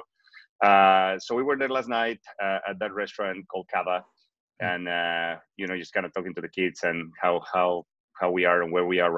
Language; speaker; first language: English; non-native, fluent; Spanish